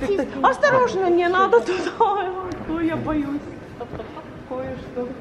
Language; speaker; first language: Russian; non-native, local second language; Estonian